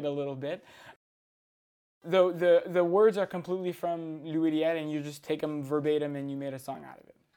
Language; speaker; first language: English; native; English